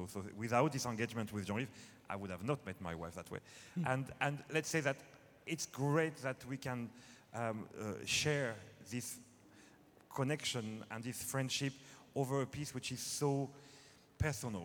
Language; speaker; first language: English; non-native, fluent; French